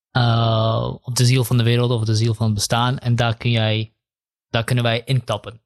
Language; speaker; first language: Dutch; early bilingual, other home language; Kurdish